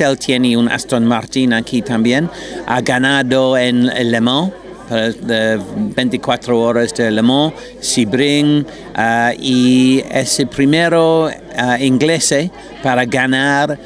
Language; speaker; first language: Spanish; non-native, learner; English